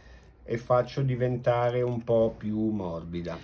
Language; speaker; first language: Italian; native; Italian